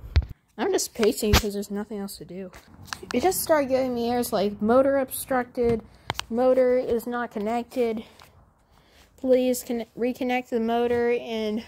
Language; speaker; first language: English; native; English